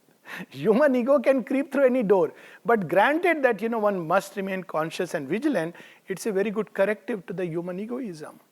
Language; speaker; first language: English; non-native, local second language; Hindi